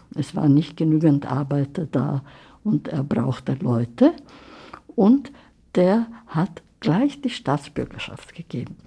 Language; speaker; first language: German; early bilingual, heritage; German